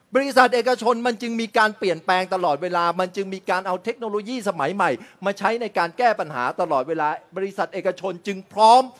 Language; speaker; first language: Thai; early bilingual, other home language; Chinese